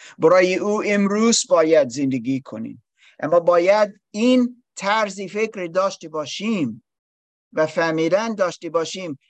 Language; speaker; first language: Persian; non-native, learner; English